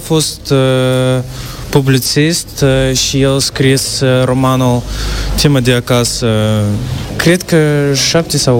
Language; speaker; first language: Romanian; non-native, learner; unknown